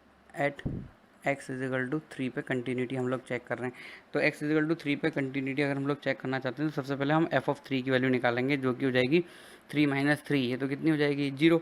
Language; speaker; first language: Hindi; native; Hindi